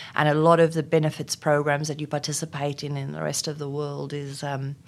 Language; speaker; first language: English; non-native, local second language; Afrikaans